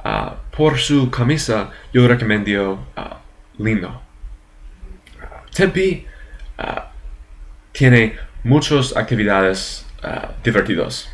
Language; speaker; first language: Spanish; non-native, learner; English